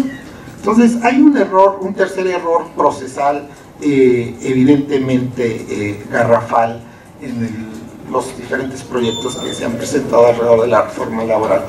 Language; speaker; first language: Spanish; native; Spanish